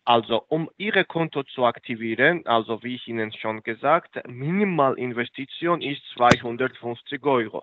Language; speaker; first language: German; non-native, fluent; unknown